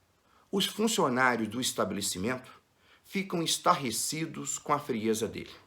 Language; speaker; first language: Portuguese; native; Portuguese